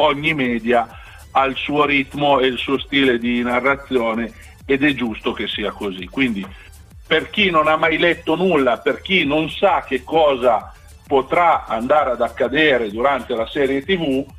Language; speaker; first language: Italian; native; Italian